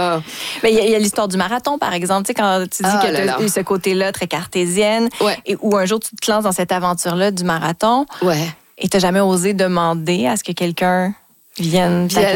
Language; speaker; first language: French; native; French